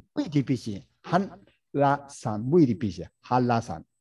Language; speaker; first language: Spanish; non-native, learner; Korean